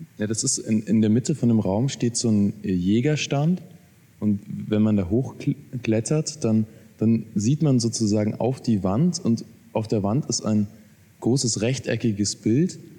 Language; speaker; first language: German; native; German